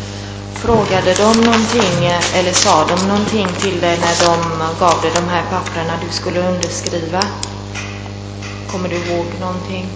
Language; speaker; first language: Swedish; non-native, fluent; Italian